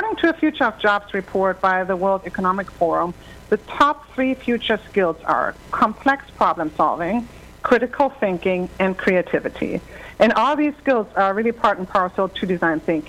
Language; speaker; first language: English; non-native, fluent; German